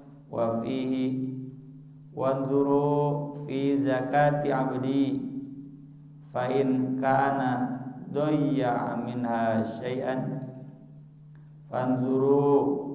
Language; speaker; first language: Arabic; non-native, fluent; Sundanese